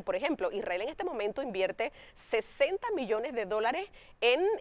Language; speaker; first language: Spanish; native; Spanish